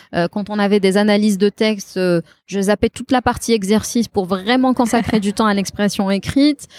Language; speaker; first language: French; non-native, local second language; Kabyle